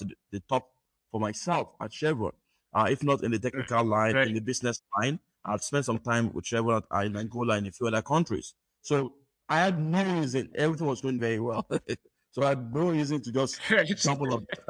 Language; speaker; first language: English; non-native, local second language; Yoruba